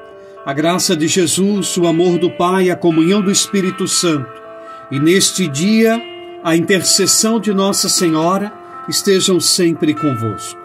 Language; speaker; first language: Portuguese; native; Portuguese